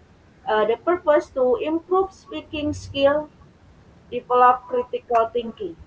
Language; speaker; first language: English; non-native, learner; Indonesian